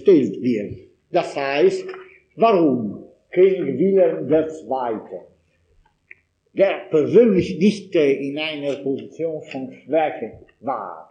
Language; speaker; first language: German; non-native, fluent; Italian